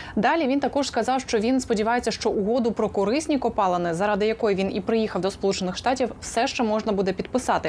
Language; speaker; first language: Ukrainian; native; Ukrainian